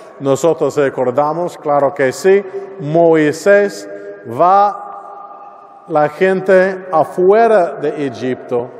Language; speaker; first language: Spanish; non-native, learner; English